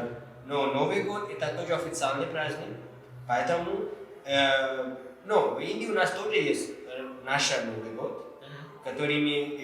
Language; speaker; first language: Russian; non-native, learner; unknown